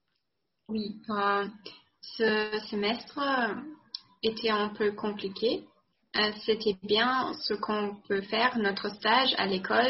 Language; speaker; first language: French; non-native, fluent; German